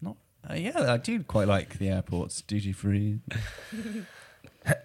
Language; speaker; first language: English; native; English